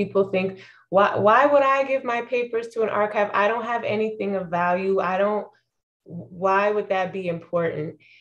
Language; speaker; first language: English; native; English